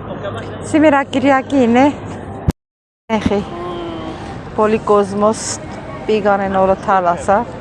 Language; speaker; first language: Greek; non-native, learner; Armenian